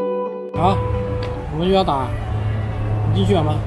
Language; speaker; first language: Chinese; native; Chinese